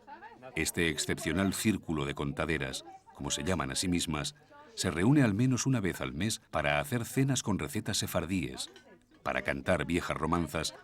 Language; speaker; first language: Spanish; native; Spanish